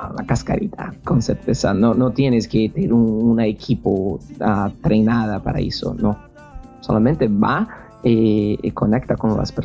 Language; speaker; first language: Spanish; non-native, fluent; Portuguese